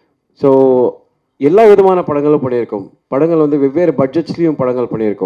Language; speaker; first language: Tamil; native; Tamil